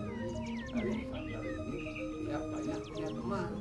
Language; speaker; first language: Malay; non-native, local second language; Balinese